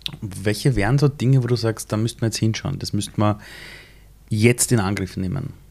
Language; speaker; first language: German; early bilingual, other home language; Persian